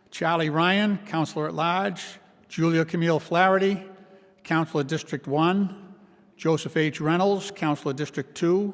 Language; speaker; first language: English; native; English